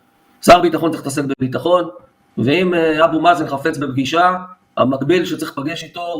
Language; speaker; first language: Hebrew; native; Hebrew